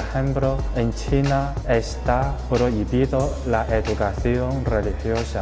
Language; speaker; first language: Spanish; non-native, fluent; Chinese